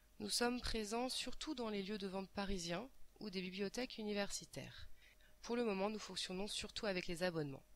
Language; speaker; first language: French; native; French